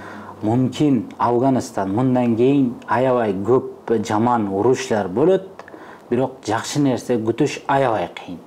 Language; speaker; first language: Kyrgyz; non-native, fluent; Uzbek